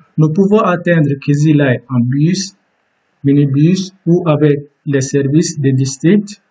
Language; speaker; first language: French; non-native, fluent; Turkish